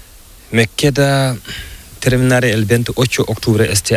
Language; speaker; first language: Spanish; non-native, learner; Fula